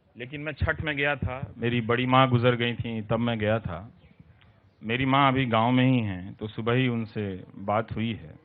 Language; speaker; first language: Hindi; non-native, local second language; Bhojpuri